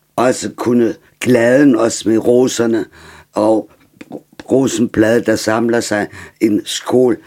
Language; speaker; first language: Danish; non-native, fluent; German